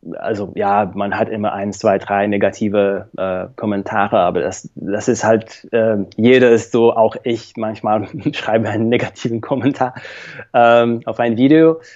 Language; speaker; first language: German; non-native, fluent; Slovak